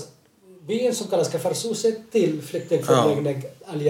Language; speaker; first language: Swedish; non-native, fluent; Arabic